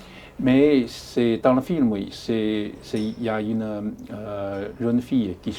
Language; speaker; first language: French; non-native, learner; Chinese